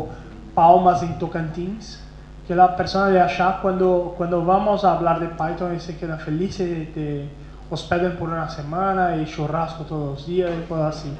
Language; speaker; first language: Spanish; non-native, fluent; Portuguese